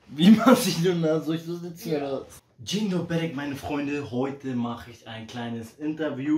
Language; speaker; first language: German; early bilingual, heritage; Polish